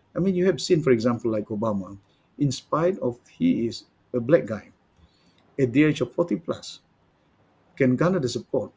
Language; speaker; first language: English; non-native, local second language; Malay